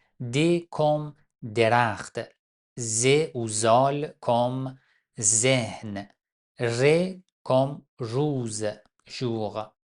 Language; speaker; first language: French; non-native, fluent; Persian